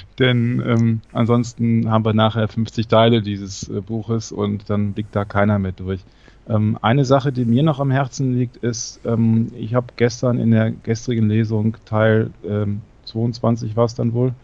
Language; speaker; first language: German; native; German